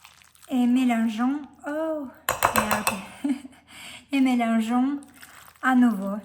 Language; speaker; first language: French; non-native, fluent; Russian